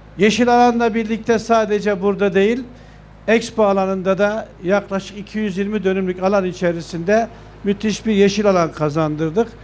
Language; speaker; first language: Turkish; native; Turkish